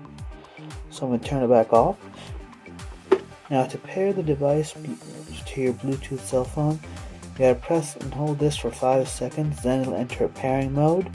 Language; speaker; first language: English; native; English